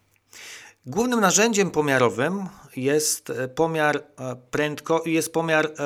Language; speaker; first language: Polish; native; Polish